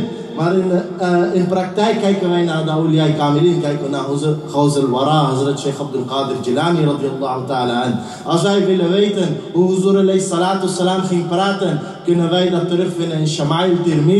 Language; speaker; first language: Dutch; early bilingual, heritage; Urdu